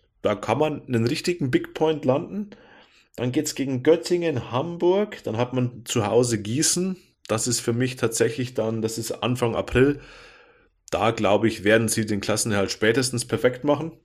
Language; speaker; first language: German; native; German